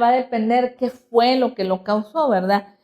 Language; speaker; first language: Spanish; native; Spanish